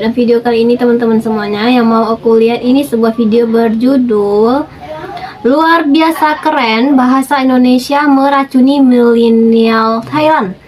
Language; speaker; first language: Indonesian; native; Indonesian